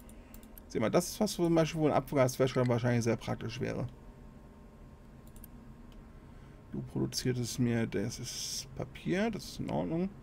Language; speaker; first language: German; native; German